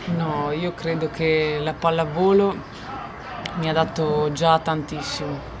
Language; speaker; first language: Italian; native; Italian